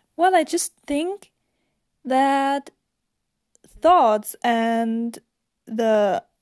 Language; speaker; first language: English; non-native, fluent; German